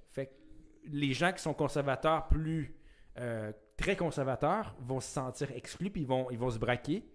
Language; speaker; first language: French; native; French